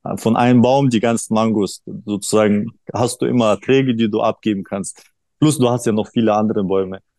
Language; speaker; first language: German; early bilingual, other home language; Russian